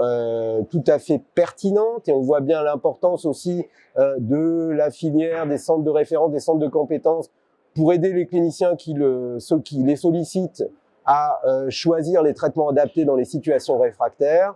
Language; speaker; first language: French; native; French